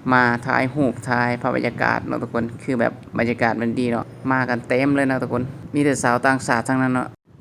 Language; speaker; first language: Thai; native; Thai